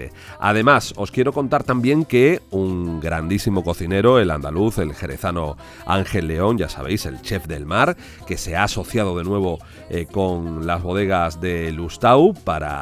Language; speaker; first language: Spanish; native; Spanish